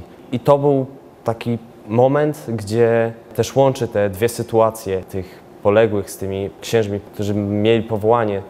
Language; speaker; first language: Polish; native; Polish